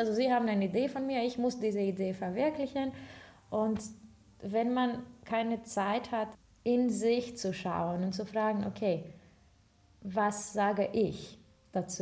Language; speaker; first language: German; non-native, fluent; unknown